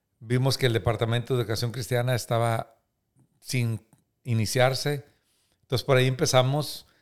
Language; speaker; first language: Spanish; native; Spanish